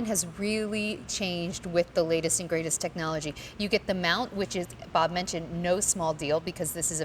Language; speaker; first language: English; native; English